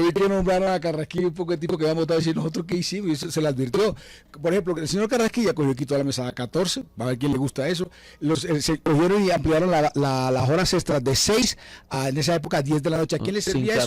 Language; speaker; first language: Spanish; native; Spanish